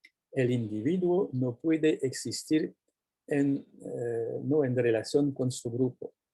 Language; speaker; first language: Spanish; non-native, fluent; French